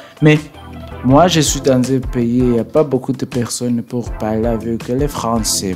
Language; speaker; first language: French; non-native, learner; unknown